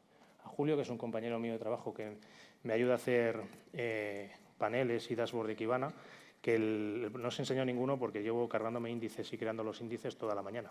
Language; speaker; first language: Spanish; native; Spanish